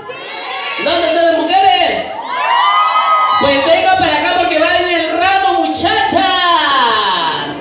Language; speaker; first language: Spanish; native; Spanish